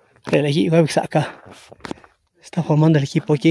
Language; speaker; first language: Spanish; non-native, local second language; Zapotec